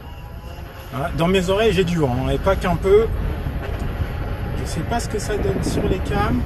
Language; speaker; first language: French; native; French